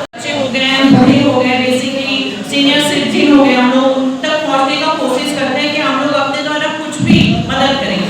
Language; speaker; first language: Hindi; native; Hindi